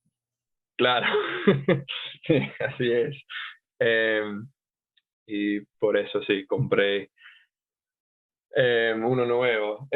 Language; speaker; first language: Spanish; non-native, fluent; English